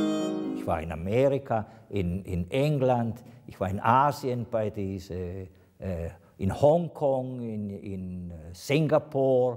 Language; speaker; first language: German; non-native, fluent; Italian